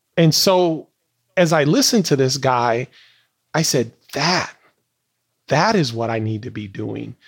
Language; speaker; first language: English; native; English